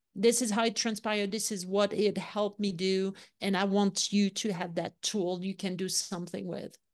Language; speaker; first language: English; non-native, fluent; French